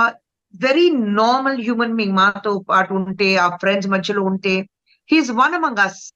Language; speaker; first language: Telugu; non-native, fluent; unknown